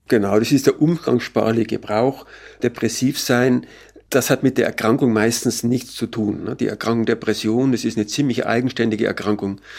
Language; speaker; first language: German; native; German